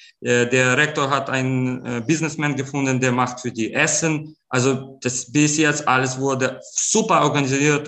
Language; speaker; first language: German; non-native, fluent; Ukrainian